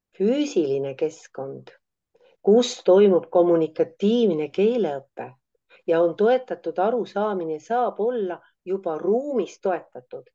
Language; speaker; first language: Estonian; native; Estonian